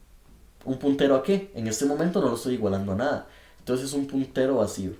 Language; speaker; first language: Spanish; native; Spanish